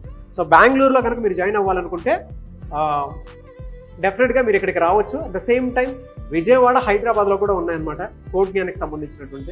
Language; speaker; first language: Telugu; native; Telugu